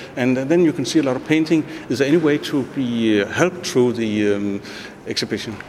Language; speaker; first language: English; non-native, fluent; Danish